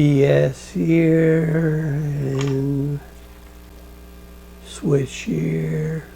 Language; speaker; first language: English; non-native, learner; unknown